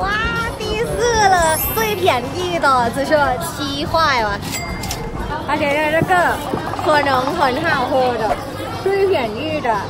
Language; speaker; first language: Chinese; non-native, learner; Thai